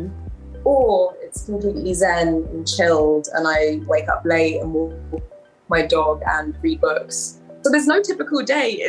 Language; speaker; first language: English; native; English